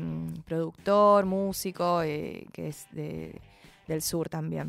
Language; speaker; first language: Spanish; early bilingual, other home language; Chinese